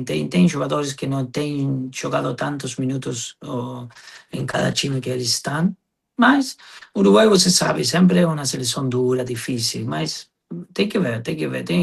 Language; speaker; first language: Portuguese; non-native, fluent; Spanish